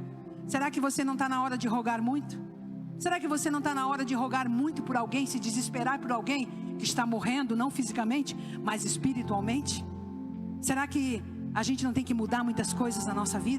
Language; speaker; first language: Portuguese; native; Portuguese